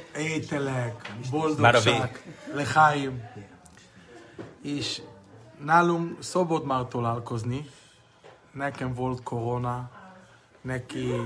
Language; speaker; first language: Hungarian; non-native, learner; Hebrew